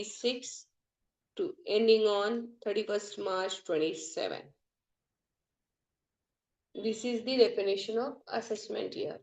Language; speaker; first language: English; non-native, local second language; Hindi